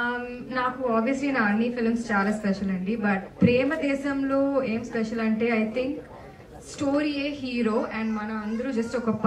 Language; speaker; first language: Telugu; non-native, fluent; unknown